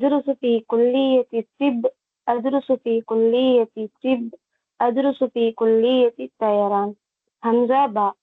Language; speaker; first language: Arabic; non-native, learner; Tamil